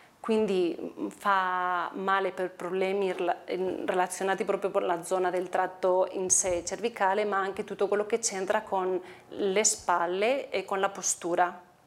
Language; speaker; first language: Italian; non-native, fluent; Spanish